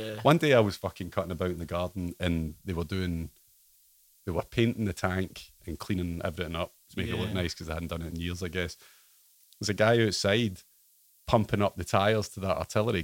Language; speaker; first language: English; native; English